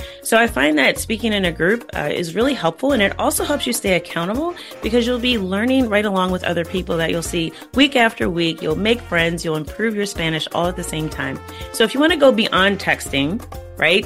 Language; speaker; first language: English; native; English